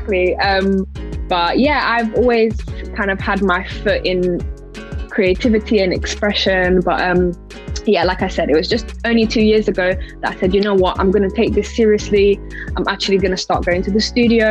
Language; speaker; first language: English; native; English